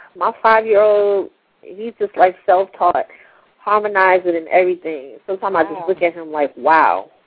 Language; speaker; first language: English; native; English